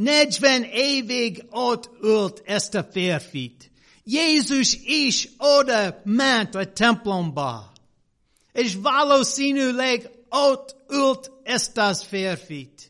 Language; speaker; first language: Hungarian; non-native, fluent; English